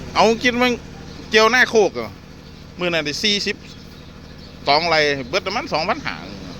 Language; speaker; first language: Thai; native; Thai